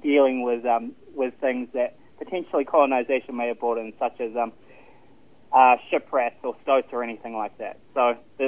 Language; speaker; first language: English; native; English